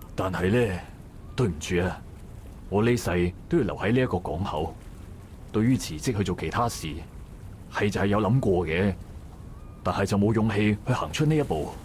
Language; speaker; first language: Cantonese; early bilingual, heritage; Cantonese